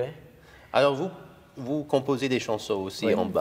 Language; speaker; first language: French; non-native, fluent; English